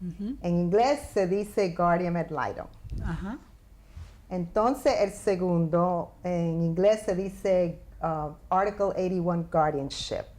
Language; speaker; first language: Spanish; early bilingual, heritage; Spanish